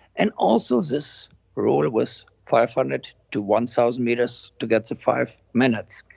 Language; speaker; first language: English; non-native, fluent; German